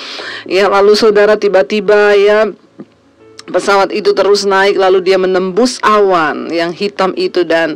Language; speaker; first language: Indonesian; native; Indonesian